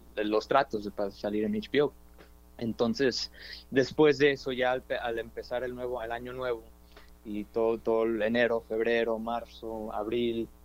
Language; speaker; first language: Spanish; early bilingual, heritage; Spanish